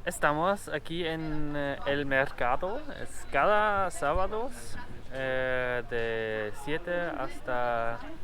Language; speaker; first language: Spanish; non-native, learner; German